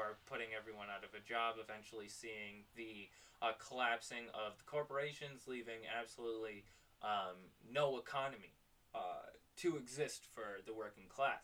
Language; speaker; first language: English; native; English